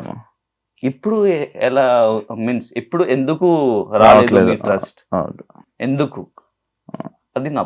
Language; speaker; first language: Telugu; non-native, learner; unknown